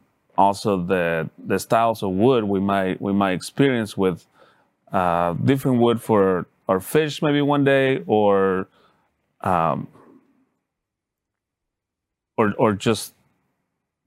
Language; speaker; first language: English; non-native, fluent; Spanish